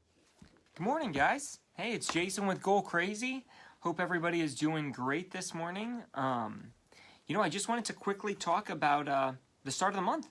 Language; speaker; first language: English; native; English